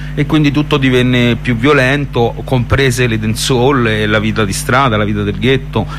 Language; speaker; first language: Italian; native; Italian